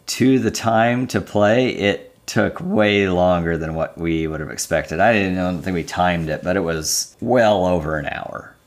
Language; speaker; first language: English; native; English